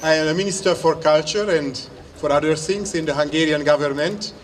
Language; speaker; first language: English; non-native, learner; Hungarian